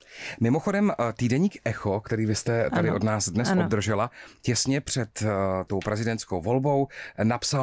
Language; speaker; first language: Czech; native; Czech